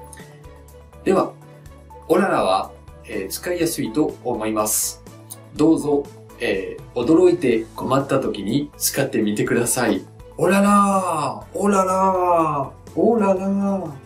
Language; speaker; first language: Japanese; non-native, fluent; French